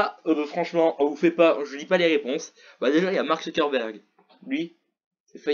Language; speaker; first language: French; native; French